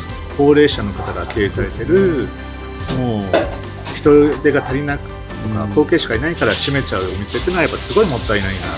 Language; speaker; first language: Japanese; native; Japanese